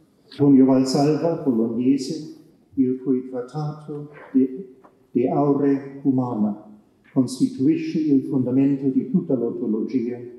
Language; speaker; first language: Italian; non-native, fluent; German